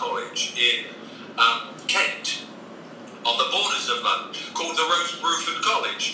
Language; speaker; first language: English; native; English